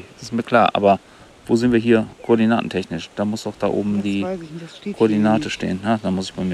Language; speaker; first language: German; native; German